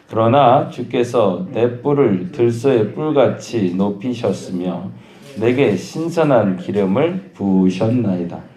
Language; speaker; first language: Korean; native; Korean